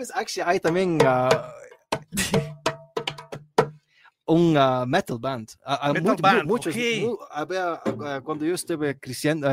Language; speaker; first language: Spanish; non-native, learner; Arabic